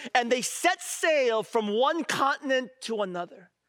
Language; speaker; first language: English; native; English